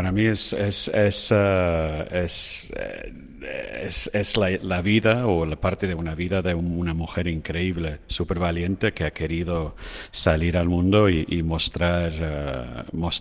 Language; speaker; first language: Spanish; non-native, fluent; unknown